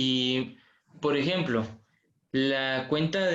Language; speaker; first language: Spanish; native; Spanish